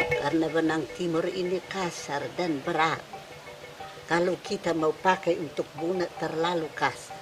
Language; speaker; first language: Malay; non-native, local second language; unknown